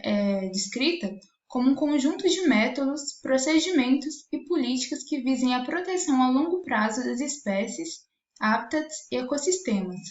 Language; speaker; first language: Portuguese; native; Portuguese